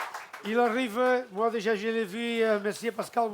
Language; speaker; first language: French; non-native, learner; Catalan